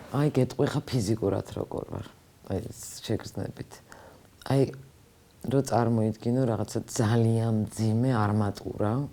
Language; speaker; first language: Georgian; native; Georgian